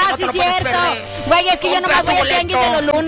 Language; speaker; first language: Spanish; native; Spanish